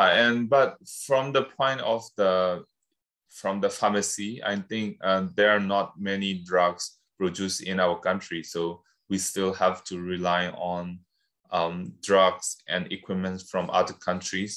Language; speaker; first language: English; non-native, fluent; Burmese